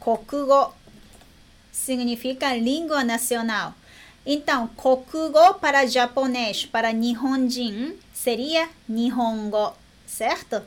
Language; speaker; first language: Portuguese; non-native, learner; Japanese